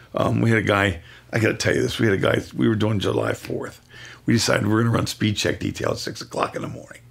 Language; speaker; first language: English; native; English